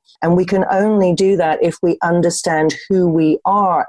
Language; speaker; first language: English; native; English